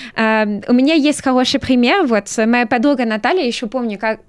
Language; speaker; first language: Russian; non-native, learner; French